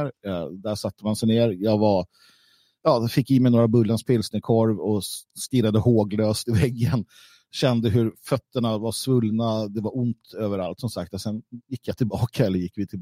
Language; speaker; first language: Swedish; native; Swedish